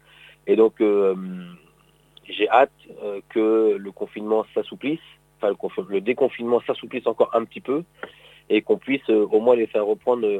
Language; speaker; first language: French; native; French